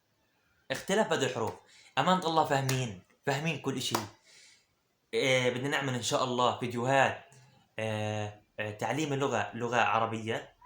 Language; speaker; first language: Arabic; early bilingual, other home language; Somali